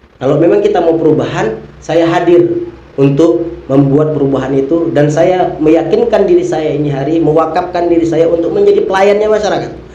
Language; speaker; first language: Indonesian; native; Indonesian